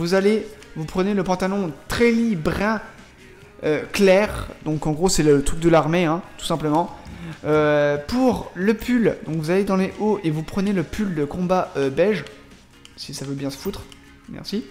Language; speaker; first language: French; native; French